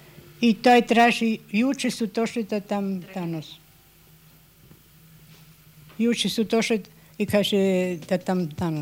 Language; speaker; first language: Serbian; non-native, learner; German